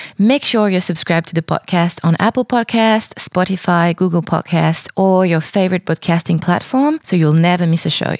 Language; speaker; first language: English; non-native, fluent; French